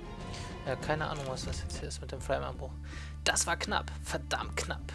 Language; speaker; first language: German; native; German